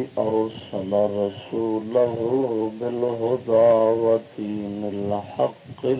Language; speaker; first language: Urdu; non-native, local second language; Punjabi